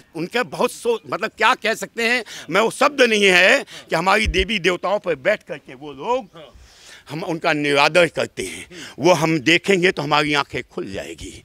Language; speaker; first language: Hindi; native; Hindi